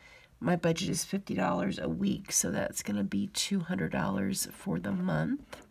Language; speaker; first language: English; native; English